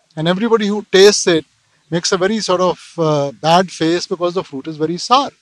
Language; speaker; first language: English; non-native, local second language; Punjabi